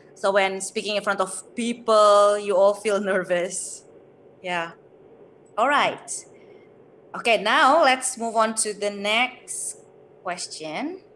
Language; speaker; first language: English; non-native, fluent; Malay